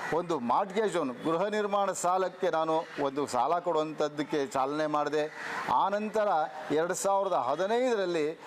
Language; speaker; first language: Kannada; non-native, local second language; Marathi